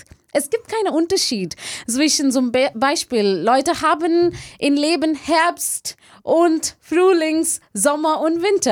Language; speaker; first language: German; non-native, learner; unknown